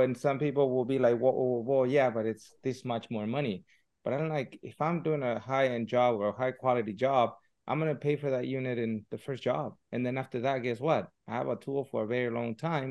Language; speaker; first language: English; early bilingual, other home language; Spanish